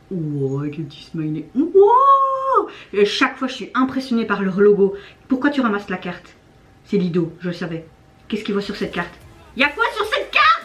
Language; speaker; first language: French; native; French